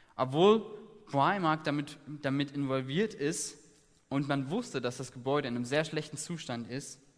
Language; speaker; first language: German; native; German